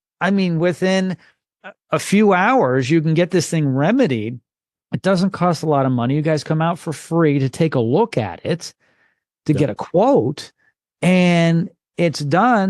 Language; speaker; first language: English; native; English